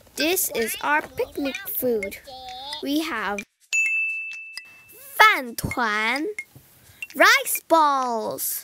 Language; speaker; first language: English; non-native, fluent; Indonesian